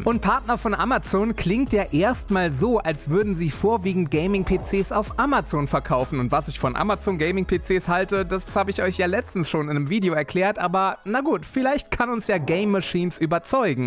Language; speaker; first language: German; native; German